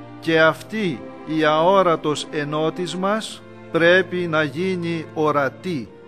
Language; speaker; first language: Greek; native; Greek